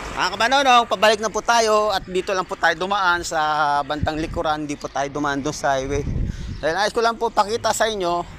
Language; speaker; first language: Filipino; non-native, local second language; Bikol